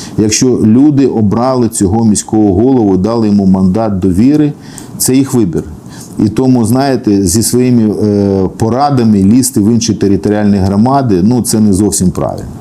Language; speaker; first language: Ukrainian; non-native, local second language; Russian